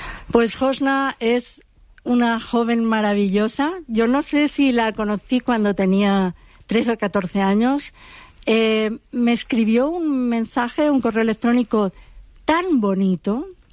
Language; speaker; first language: Spanish; native; Spanish